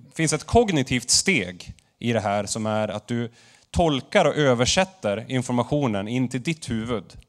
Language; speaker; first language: Swedish; native; Swedish